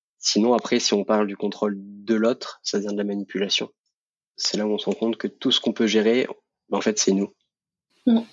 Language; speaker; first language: French; native; French